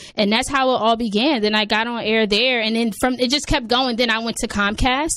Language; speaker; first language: English; native; English